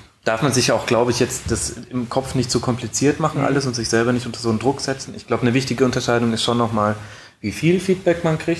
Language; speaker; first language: German; native; German